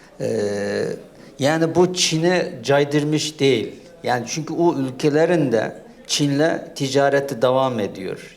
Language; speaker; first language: Turkish; non-native, fluent; Uyghur